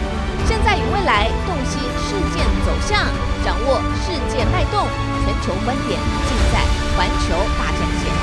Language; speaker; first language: Chinese; native; Chinese